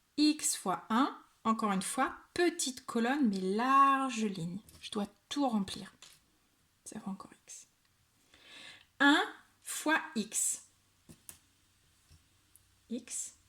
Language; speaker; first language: French; native; French